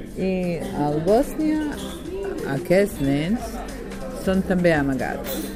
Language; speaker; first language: Catalan; non-native, fluent; Bosnian